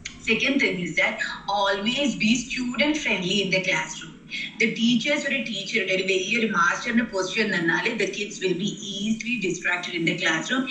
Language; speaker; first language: English; non-native, local second language; Malayalam